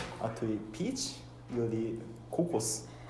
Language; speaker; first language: Russian; non-native, fluent; Japanese